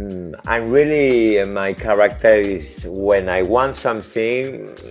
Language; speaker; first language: English; non-native, learner; French